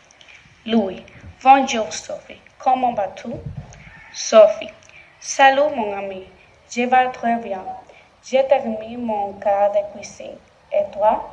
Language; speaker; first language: French; non-native, learner; Spanish